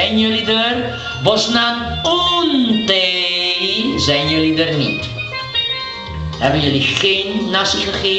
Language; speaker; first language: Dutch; non-native, local second language; Papiamento